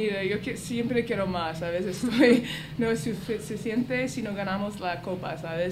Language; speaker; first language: Spanish; non-native, fluent; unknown